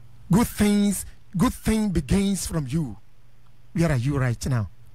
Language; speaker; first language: English; non-native, local second language; Yoruba